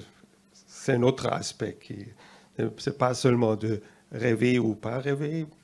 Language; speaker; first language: French; non-native, fluent; German